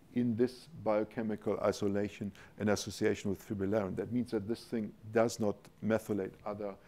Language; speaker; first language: English; non-native, fluent; German